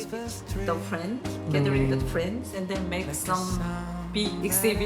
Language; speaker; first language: English; non-native, learner; Korean